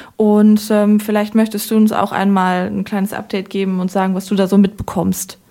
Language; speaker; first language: German; native; German